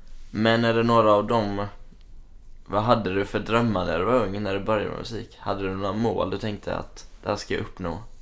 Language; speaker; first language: Swedish; native; Swedish